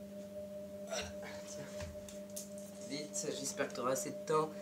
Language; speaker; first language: French; native; French